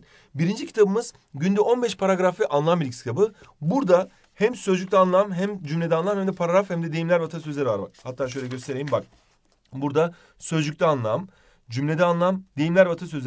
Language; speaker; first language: Turkish; native; Turkish